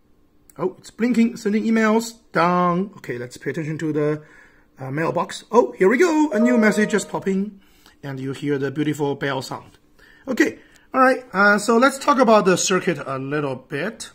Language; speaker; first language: English; non-native, fluent; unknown